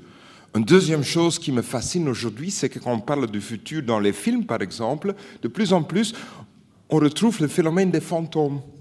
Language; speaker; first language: French; non-native, fluent; Dutch